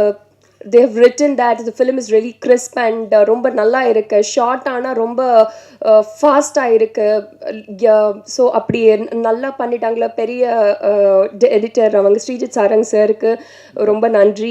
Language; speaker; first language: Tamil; non-native, learner; Telugu